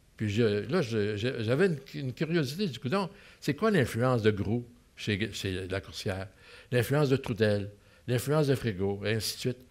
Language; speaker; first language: French; native; French